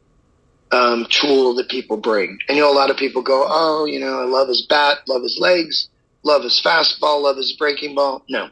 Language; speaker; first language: English; native; English